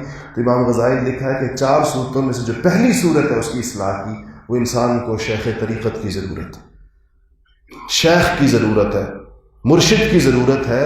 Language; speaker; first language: Urdu; native; Urdu